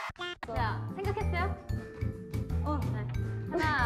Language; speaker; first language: Korean; native; Korean